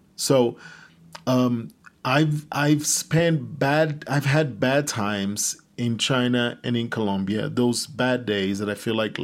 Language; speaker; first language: English; non-native, fluent; Portuguese